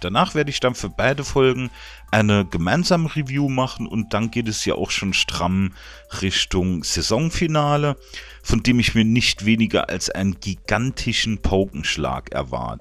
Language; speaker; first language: German; native; German